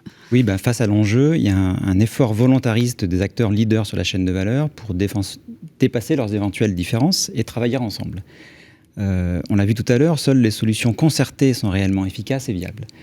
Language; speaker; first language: French; native; French